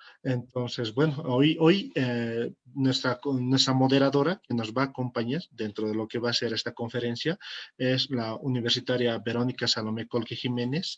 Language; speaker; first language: Spanish; native; Spanish